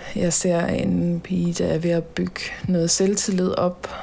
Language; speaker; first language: Danish; native; Danish